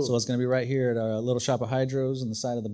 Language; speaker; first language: English; native; English